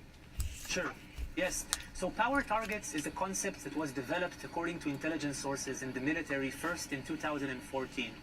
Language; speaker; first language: English; non-native, fluent; Hebrew